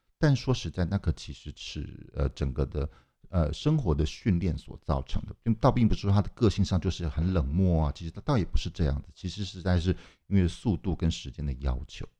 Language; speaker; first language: Chinese; native; Chinese